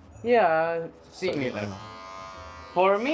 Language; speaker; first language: English; non-native, learner; Spanish